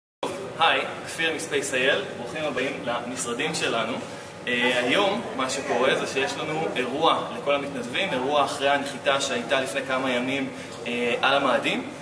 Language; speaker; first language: Hebrew; native; Hebrew